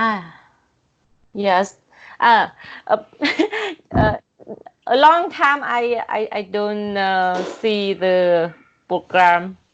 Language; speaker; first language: English; non-native, learner; Vietnamese